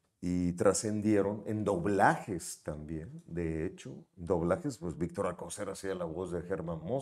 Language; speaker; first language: Spanish; native; Spanish